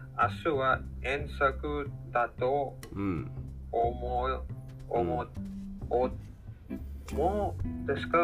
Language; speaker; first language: Japanese; non-native, learner; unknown